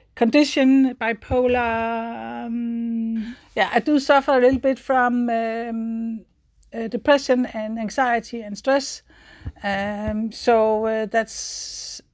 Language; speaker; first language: English; non-native, fluent; Danish